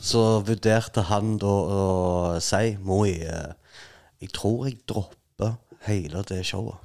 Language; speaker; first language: Norwegian; non-native, fluent; Arabic